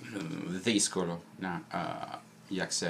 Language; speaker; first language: Greek; non-native, fluent; Italian